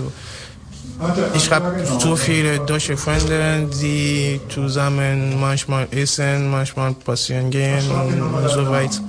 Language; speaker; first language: German; non-native, learner; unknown